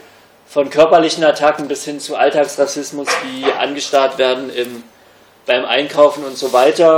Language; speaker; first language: German; native; German